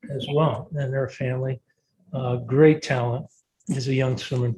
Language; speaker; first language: English; native; English